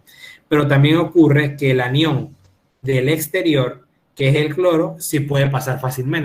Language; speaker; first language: Spanish; native; Spanish